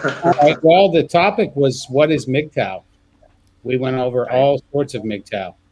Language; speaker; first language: English; native; English